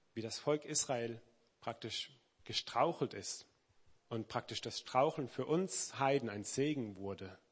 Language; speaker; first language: German; native; German